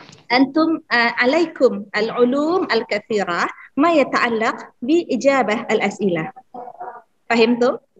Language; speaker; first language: Arabic; non-native, fluent; Indonesian